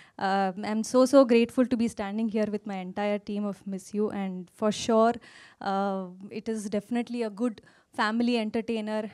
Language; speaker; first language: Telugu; non-native, local second language; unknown